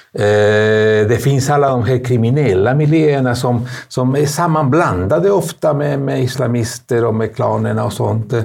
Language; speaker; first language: Swedish; non-native, fluent; Spanish